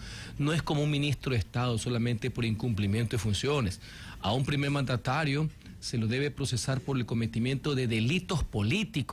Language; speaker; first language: Spanish; native; Spanish